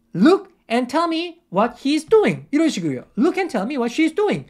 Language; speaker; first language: English; non-native, fluent; Korean